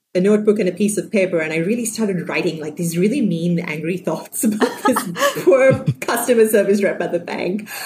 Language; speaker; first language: English; non-native, local second language; Sinhala